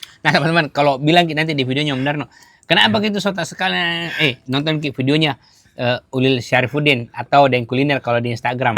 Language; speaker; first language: Malay; native; Malay